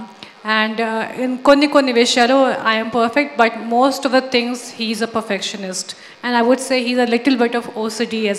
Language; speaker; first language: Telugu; non-native, fluent; Hindi